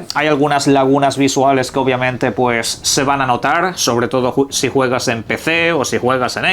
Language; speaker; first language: Spanish; native; Spanish